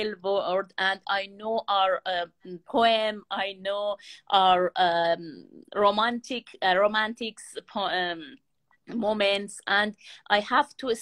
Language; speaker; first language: English; non-native, learner; Persian